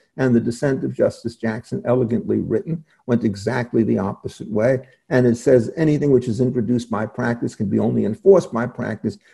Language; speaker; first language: English; native; English